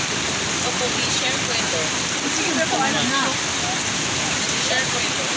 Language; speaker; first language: Filipino; non-native, local second language; Cebuano